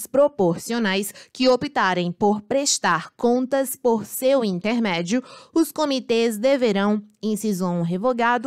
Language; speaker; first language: Portuguese; native; Portuguese